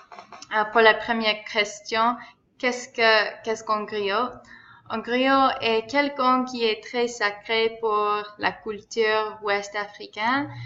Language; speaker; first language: French; non-native, learner; English